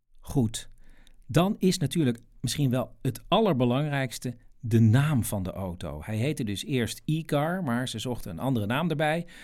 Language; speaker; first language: Dutch; native; Dutch